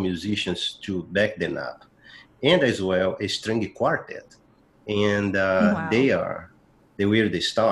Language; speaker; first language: English; non-native, fluent; Portuguese